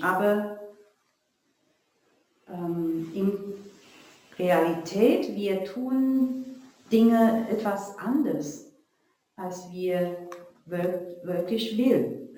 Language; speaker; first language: German; non-native, learner; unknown